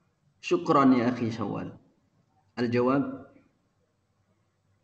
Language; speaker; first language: Arabic; non-native, fluent; Indonesian